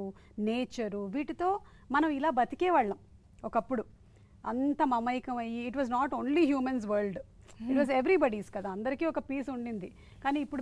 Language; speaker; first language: Telugu; native; Telugu